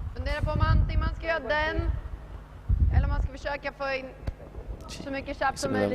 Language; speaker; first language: Swedish; native; Swedish